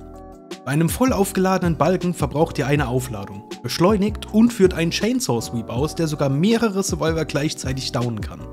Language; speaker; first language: German; native; German